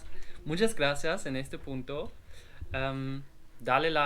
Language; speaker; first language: Spanish; non-native, learner; German